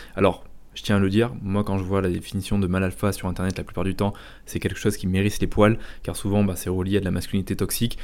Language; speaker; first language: French; native; French